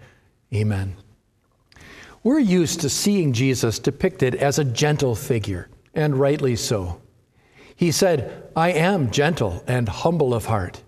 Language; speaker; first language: English; native; English